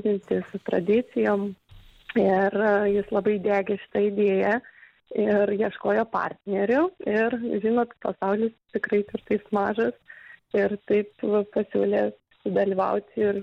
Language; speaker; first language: Lithuanian; native; Lithuanian